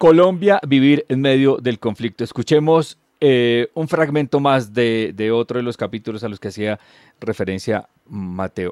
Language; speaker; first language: Spanish; native; Spanish